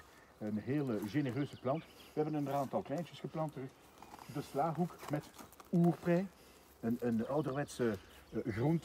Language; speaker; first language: Dutch; native; Dutch